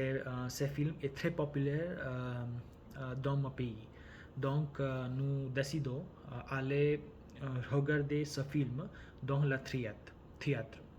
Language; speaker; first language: French; non-native, learner; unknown